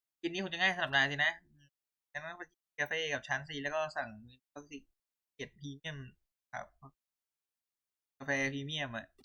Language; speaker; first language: Thai; native; Thai